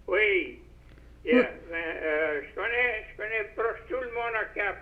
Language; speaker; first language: French; native; French